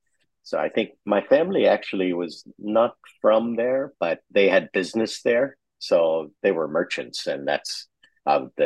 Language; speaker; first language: English; non-native, local second language; Urdu